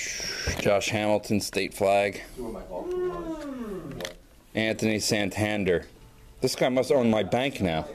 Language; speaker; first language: English; native; English